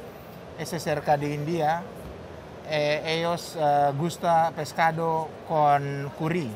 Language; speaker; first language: Spanish; non-native, learner; Indonesian